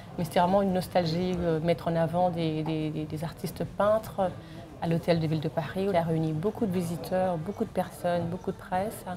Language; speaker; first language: French; early bilingual, other home language; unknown